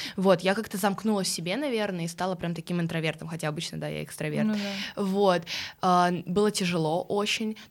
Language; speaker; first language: Russian; early bilingual, other home language; Swedish